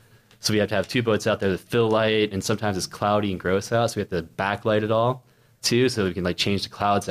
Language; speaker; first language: English; native; English